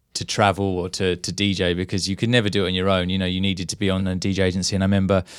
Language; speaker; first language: English; native; English